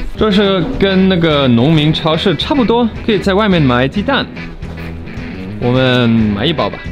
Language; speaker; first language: Chinese; non-native, fluent; German